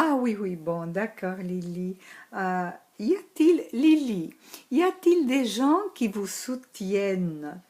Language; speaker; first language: French; non-native, learner; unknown